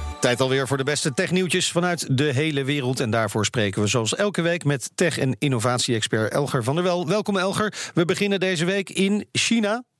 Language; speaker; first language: Dutch; native; Dutch